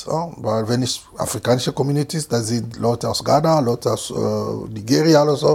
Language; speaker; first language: German; non-native, fluent; Lingala